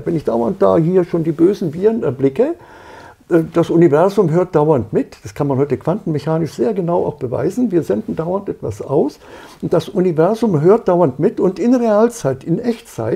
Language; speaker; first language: German; native; German